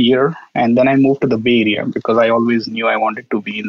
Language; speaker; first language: English; non-native, local second language; Marathi